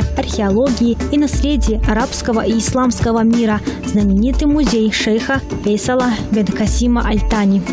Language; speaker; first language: Russian; native; Russian